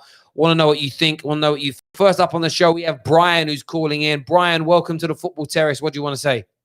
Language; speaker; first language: English; native; English